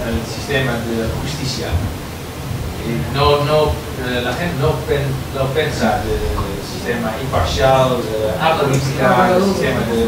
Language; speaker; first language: Spanish; non-native, learner; Dutch